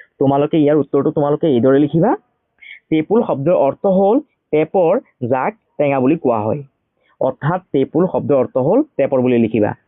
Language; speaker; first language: Assamese; native; Assamese